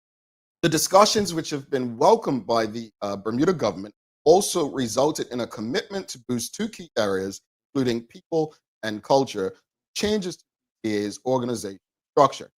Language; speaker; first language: English; native; English